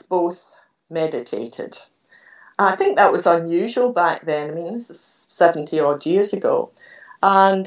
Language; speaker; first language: English; native; English